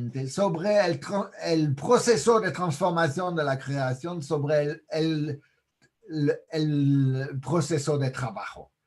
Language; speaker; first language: Spanish; non-native, fluent; French